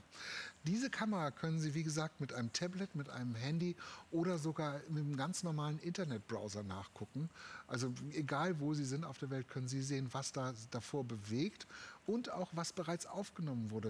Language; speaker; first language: German; native; German